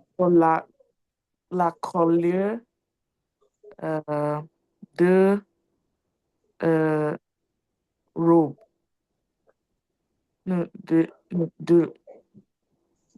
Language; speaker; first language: French; non-native, learner; English